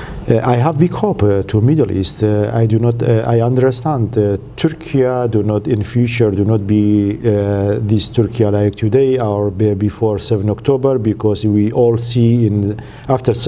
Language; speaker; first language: English; non-native, learner; Central Kurdish